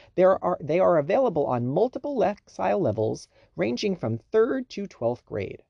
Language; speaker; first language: English; native; English